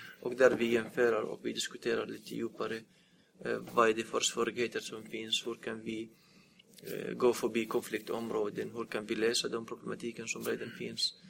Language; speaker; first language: Swedish; non-native, fluent; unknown